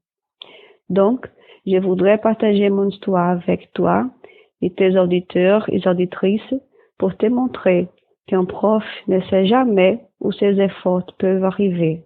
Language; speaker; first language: French; non-native, fluent; Portuguese